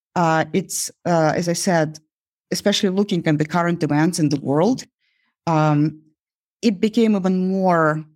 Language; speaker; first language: English; non-native, fluent; Uzbek